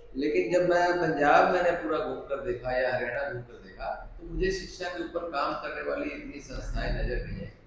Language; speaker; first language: Hindi; non-native, local second language; Punjabi